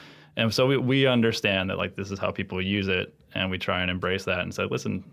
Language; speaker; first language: English; native; English